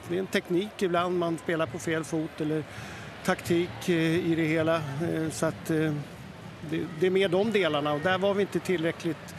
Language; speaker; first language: Swedish; native; Swedish